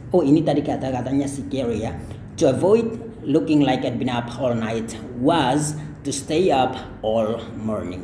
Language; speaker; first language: English; non-native, fluent; Indonesian